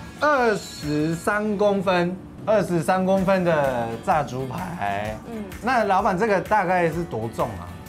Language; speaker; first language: Chinese; non-native, fluent; Japanese